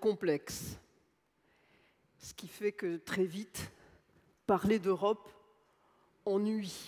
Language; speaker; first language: French; native; French